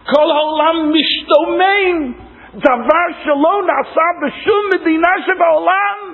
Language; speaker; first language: Hebrew; non-native, fluent; English